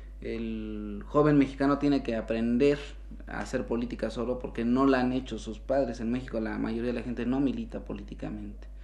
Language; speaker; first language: Spanish; native; Spanish